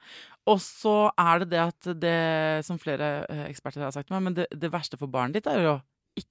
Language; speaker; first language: Norwegian; native; Norwegian